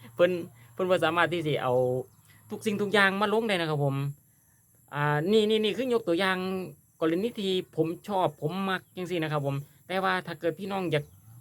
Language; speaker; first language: Thai; native; Thai